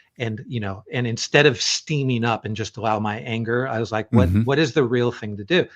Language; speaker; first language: English; native; English